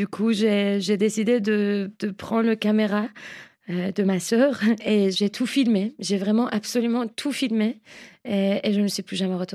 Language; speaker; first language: French; non-native, fluent; Persian